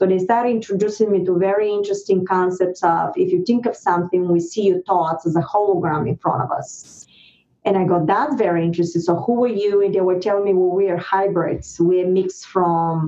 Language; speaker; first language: English; non-native, fluent; Bulgarian